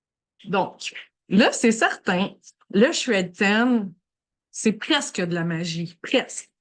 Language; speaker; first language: French; native; French